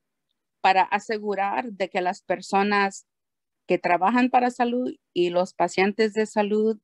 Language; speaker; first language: Spanish; early bilingual, heritage; Spanish